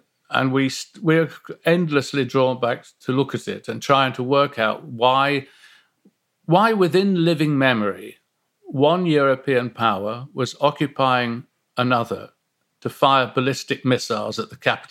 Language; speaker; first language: English; native; English